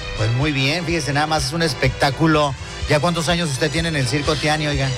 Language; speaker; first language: Spanish; native; Spanish